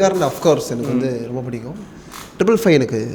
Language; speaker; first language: Tamil; native; Tamil